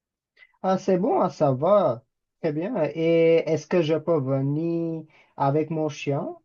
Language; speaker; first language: French; non-native, fluent; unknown